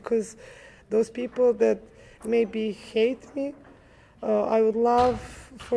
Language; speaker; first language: English; early bilingual, other home language; Serbian